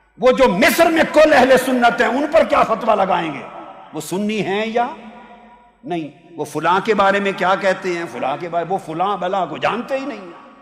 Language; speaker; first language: Urdu; native; Urdu